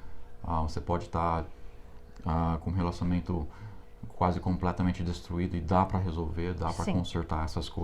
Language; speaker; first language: Portuguese; non-native, fluent; English